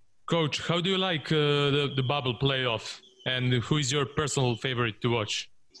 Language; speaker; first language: English; non-native, fluent; Serbian